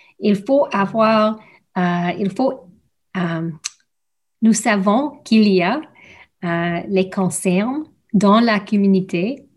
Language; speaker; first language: French; non-native, learner; English